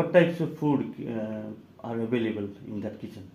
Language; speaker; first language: English; non-native, fluent; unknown